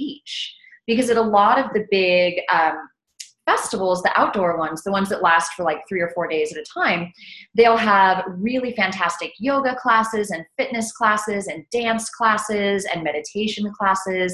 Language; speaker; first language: English; native; English